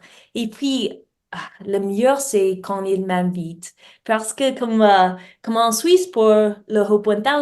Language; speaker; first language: French; non-native, learner; English